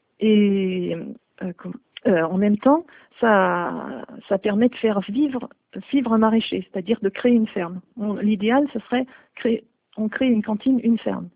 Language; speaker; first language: French; native; French